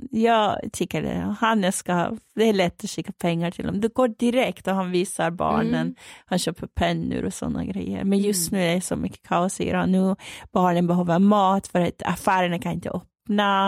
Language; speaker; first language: Swedish; non-native, fluent; Persian